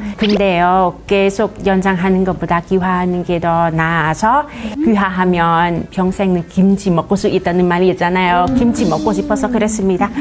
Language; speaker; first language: Korean; non-native, fluent; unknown